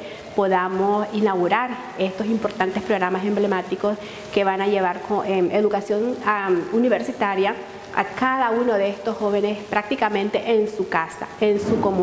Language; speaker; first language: Spanish; native; Spanish